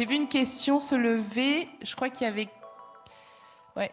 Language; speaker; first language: French; native; French